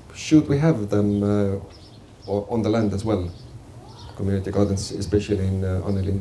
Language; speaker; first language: English; non-native, fluent; Estonian